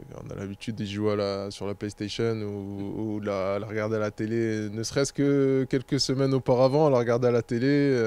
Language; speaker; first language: French; native; French